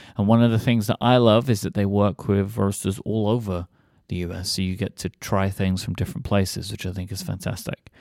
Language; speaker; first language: English; native; English